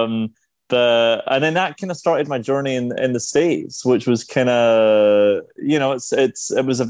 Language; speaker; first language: English; native; English